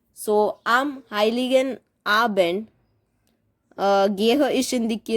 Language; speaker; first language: German; non-native, fluent; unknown